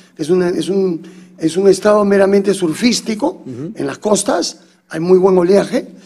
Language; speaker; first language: Spanish; native; Spanish